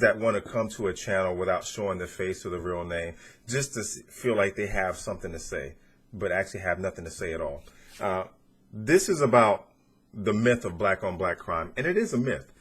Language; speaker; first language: English; native; English